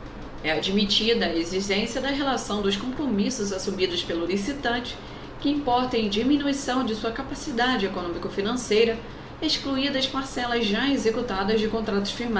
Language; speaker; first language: Portuguese; native; Portuguese